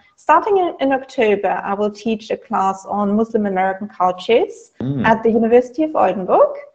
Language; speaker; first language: English; non-native, fluent; German